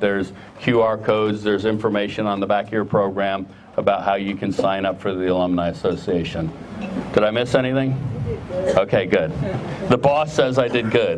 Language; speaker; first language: English; native; English